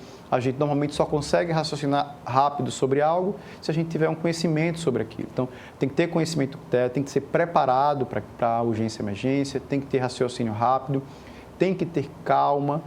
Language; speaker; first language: Portuguese; native; Portuguese